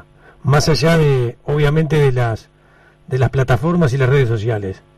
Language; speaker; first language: Spanish; native; Spanish